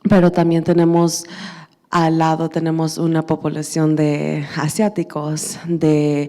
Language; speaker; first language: Spanish; early bilingual, heritage; Spanish